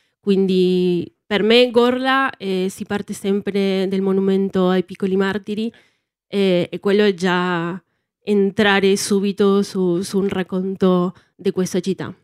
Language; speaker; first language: Italian; non-native, fluent; Spanish